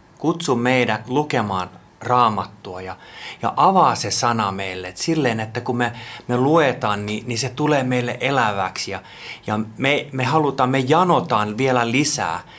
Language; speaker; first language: Finnish; non-native, local second language; Swedish